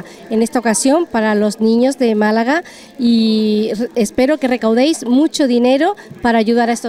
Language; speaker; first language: Spanish; native; Spanish